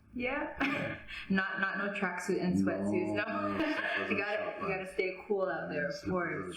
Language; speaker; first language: English; native; English